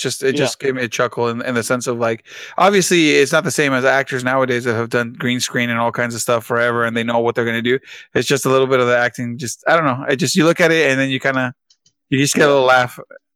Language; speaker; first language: English; early bilingual, other home language; Spanish